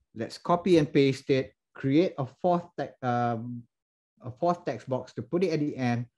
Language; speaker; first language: English; non-native, local second language; Malay